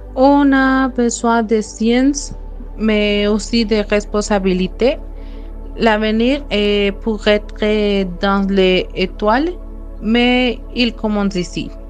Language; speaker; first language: French; non-native, fluent; Spanish